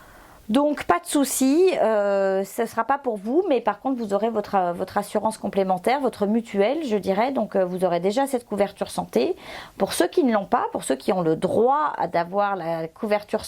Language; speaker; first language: French; native; French